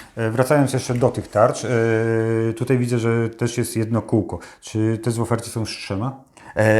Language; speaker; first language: Polish; native; Polish